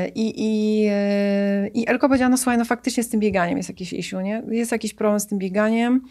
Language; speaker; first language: Polish; native; Polish